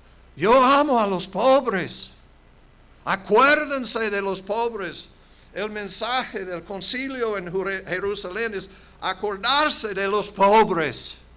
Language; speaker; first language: Spanish; non-native, fluent; English